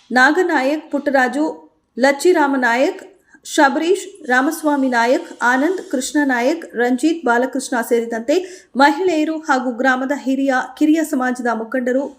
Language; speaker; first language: Kannada; native; Kannada